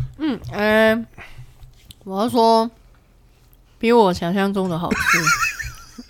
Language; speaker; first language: Chinese; non-native, local second language; Cantonese